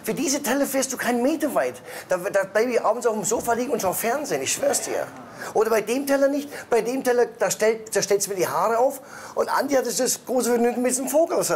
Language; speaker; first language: German; native; German